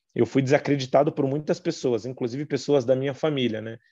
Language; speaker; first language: Portuguese; native; Portuguese